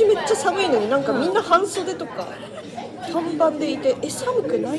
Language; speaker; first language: Japanese; native; Japanese